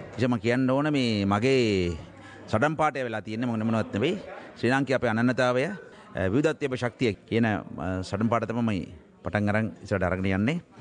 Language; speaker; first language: Sinhala; non-native, local second language; Tamil